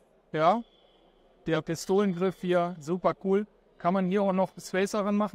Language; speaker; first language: German; native; German